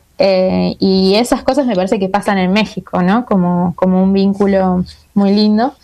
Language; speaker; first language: Spanish; native; Spanish